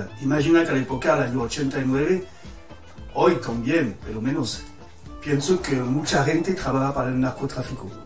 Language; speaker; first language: Spanish; non-native, fluent; French